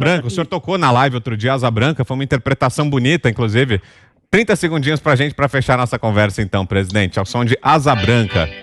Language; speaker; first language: Portuguese; native; Portuguese